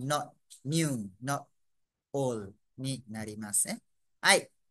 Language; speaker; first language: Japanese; non-native, fluent; Malay